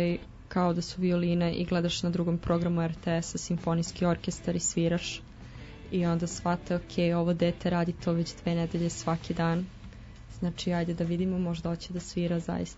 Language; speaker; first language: Serbian; native; Serbian